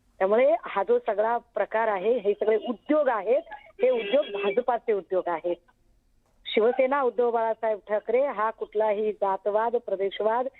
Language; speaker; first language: Marathi; native; Marathi